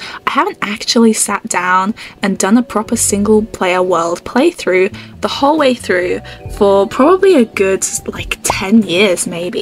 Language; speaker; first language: English; native; English